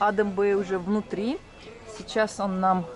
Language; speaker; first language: Russian; native; Russian